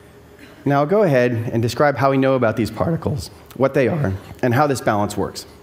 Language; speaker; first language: English; native; English